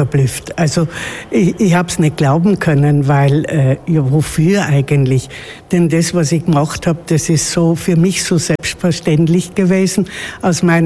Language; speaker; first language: German; native; German